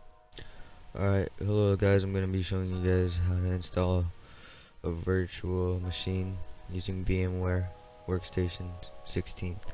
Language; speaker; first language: English; native; English